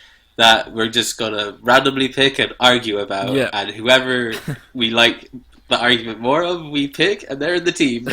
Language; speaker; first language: English; native; English